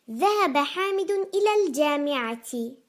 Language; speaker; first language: Arabic; non-native, learner; Turkish